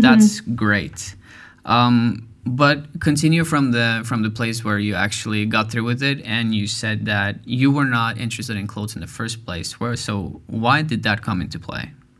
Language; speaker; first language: English; non-native, fluent; Norwegian